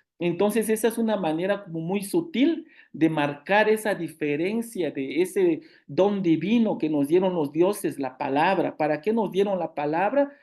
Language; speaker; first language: Spanish; non-native, local second language; Zapotec